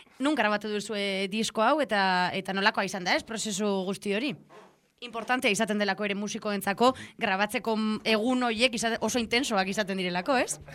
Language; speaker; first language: Basque; non-native, local second language; Spanish